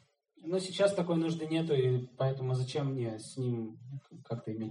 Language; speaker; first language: Russian; native; Russian